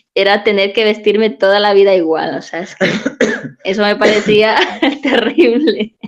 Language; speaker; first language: Spanish; native; Spanish